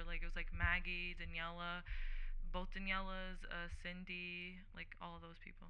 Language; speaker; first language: English; early bilingual, other home language; Portuguese